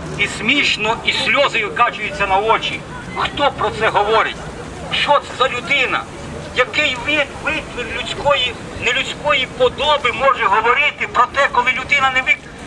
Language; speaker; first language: Ukrainian; native; Ukrainian